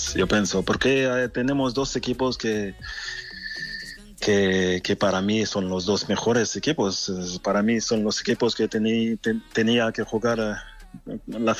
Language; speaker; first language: Spanish; non-native, fluent; French